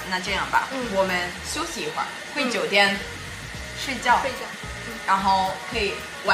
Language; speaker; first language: Chinese; non-native, fluent; English